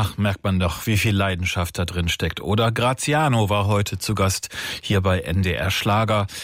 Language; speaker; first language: German; native; German